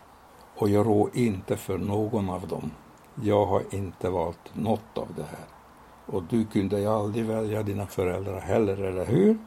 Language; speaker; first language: Swedish; non-native, fluent; Hungarian